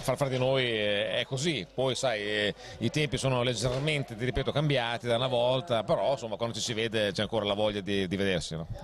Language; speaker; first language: Italian; native; Italian